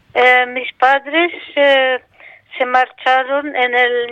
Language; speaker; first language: Spanish; non-native, fluent; Arabic